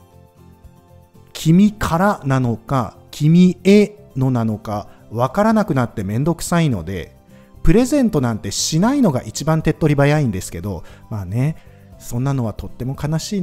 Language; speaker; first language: Japanese; native; Japanese